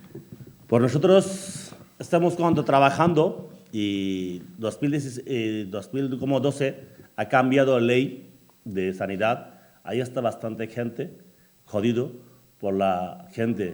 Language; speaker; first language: Spanish; non-native, learner; Bangla